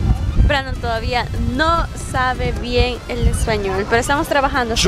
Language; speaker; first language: Spanish; native; Spanish